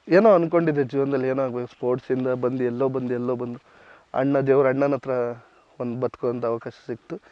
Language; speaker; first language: Kannada; native; Kannada